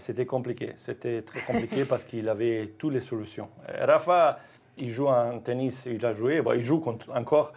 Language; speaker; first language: French; non-native, fluent; Croatian